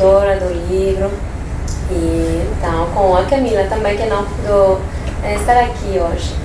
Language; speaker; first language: Portuguese; non-native, fluent; French